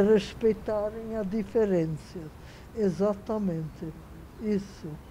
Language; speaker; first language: Portuguese; non-native, fluent; Hungarian